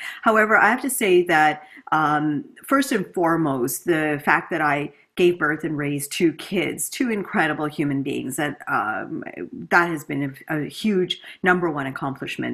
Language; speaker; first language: English; native; English